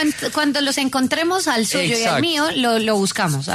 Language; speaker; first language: Spanish; native; Spanish